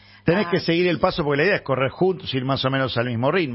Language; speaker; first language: Spanish; native; Spanish